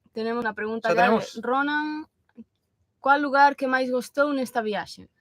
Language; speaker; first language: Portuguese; non-native, learner; Galician